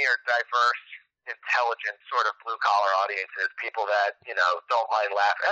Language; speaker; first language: English; native; English